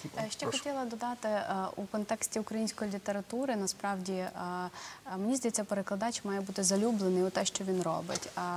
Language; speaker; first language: Ukrainian; native; Ukrainian